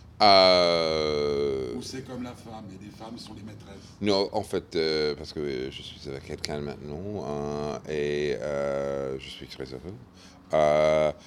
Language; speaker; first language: French; non-native, fluent; English